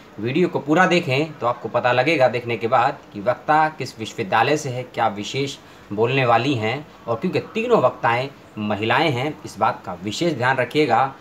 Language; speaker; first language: Hindi; native; Hindi